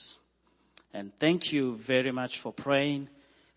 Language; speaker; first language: English; non-native, local second language; Shona